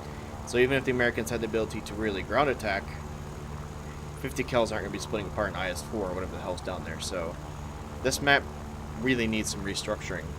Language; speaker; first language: English; native; English